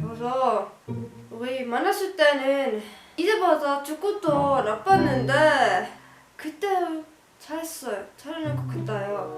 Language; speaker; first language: Korean; non-native, learner; Finnish